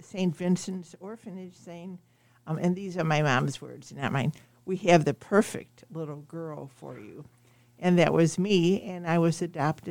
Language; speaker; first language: English; native; English